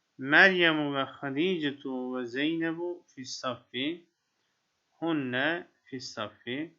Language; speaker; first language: Arabic; non-native, fluent; Turkish